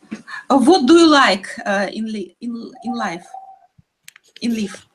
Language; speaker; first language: English; non-native, learner; Russian